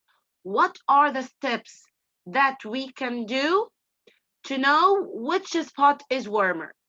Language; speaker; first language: English; non-native, fluent; Arabic